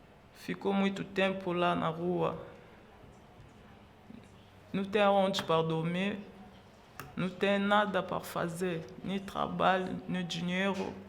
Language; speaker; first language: Portuguese; non-native, learner; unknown